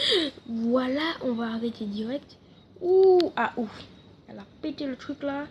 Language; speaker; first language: French; native; French